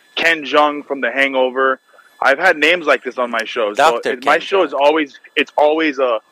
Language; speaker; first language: English; native; English